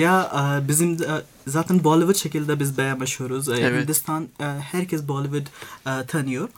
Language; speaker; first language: Turkish; non-native, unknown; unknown